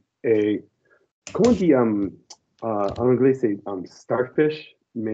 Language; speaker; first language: French; non-native, learner; English